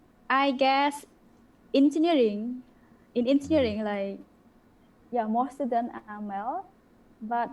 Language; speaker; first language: English; non-native, learner; Khmer